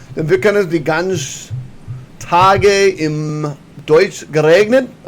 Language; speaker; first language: German; non-native, learner; English